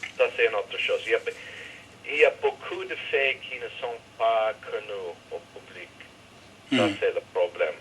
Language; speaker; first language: French; non-native, learner; English